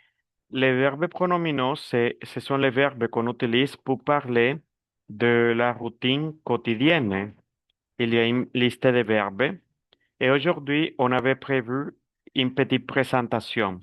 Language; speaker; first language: French; non-native, fluent; Spanish